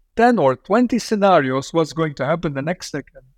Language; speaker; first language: English; non-native, fluent; Dutch